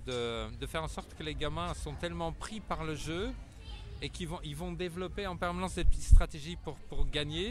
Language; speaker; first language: French; native; French